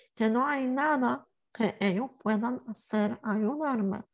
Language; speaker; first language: Spanish; non-native, fluent; Polish